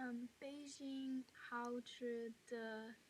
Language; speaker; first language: Chinese; non-native, learner; English